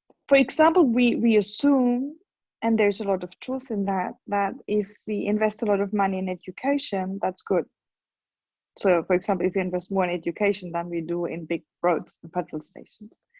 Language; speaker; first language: English; non-native, fluent; German